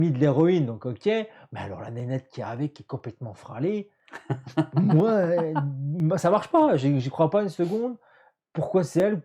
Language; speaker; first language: French; native; French